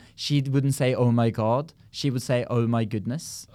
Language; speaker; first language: English; non-native, fluent; Norwegian